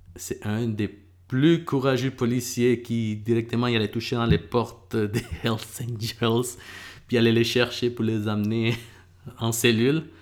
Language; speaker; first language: French; early bilingual, other home language; Spanish